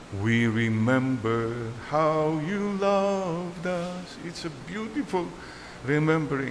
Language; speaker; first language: English; non-native, local second language; Filipino